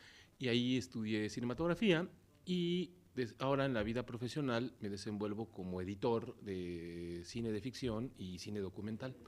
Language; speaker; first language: Spanish; native; Spanish